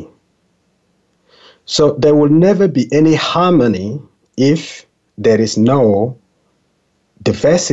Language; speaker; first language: English; non-native, local second language; French